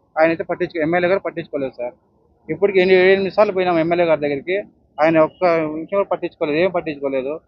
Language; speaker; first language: Telugu; native; Telugu